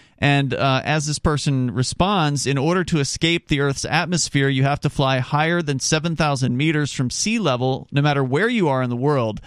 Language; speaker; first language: English; native; English